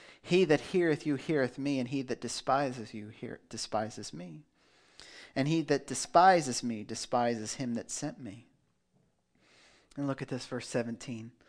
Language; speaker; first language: English; native; English